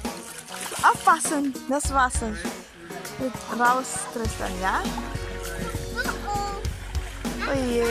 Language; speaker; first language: German; non-native, learner; Filipino